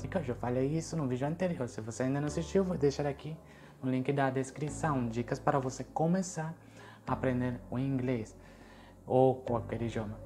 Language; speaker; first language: Portuguese; non-native, fluent; Spanish